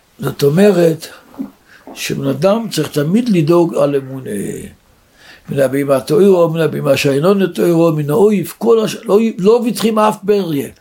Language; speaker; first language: Hebrew; non-native, local second language; Yiddish